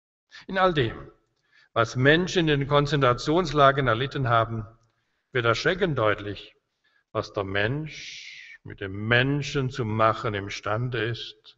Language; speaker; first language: German; native; German